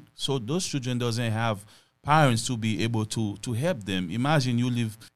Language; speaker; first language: English; non-native, fluent; Haitian Creole